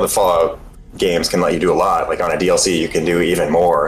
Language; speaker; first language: English; native; English